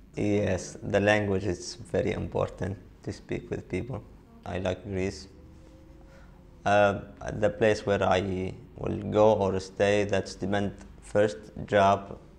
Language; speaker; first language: English; non-native, learner; Arabic